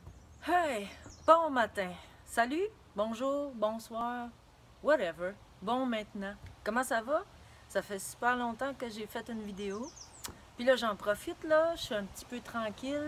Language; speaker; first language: French; native; French